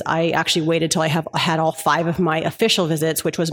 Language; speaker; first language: English; native; English